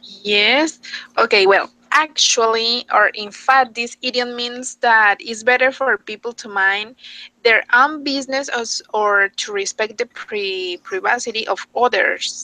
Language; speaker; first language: English; non-native, fluent; Spanish